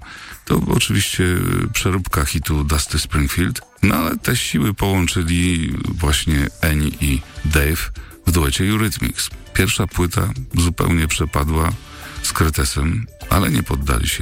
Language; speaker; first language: Polish; native; Polish